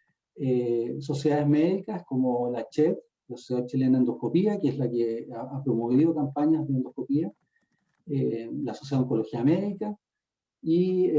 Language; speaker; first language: Spanish; native; Spanish